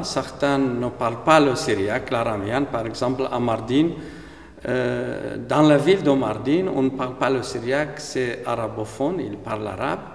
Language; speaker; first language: French; non-native, fluent; Aramaic